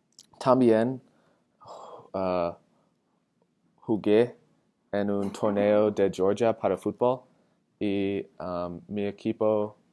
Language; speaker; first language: Spanish; non-native, learner; English